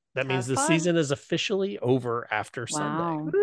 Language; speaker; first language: English; native; English